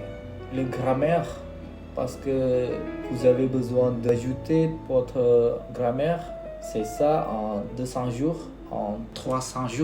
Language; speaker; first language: French; non-native, learner; Indonesian